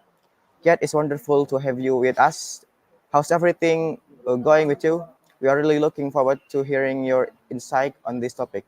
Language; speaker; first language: English; non-native, learner; Indonesian